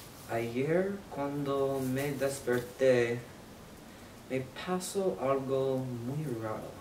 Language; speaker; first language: Spanish; non-native, learner; English